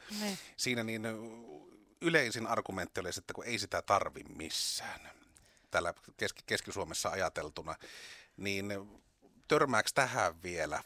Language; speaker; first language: Finnish; native; Finnish